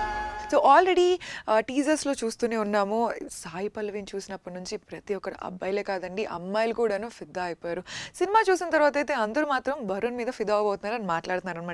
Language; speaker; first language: Telugu; native; Telugu